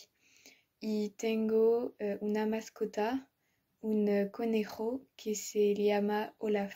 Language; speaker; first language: Spanish; non-native, learner; French